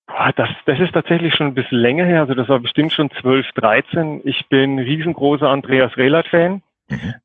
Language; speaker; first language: German; native; German